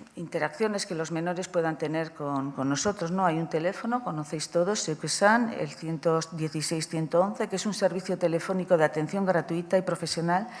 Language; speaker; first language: Spanish; native; Spanish